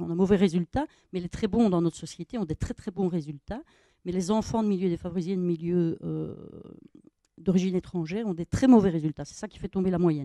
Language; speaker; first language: French; native; French